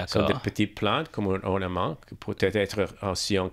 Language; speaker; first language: French; non-native, learner; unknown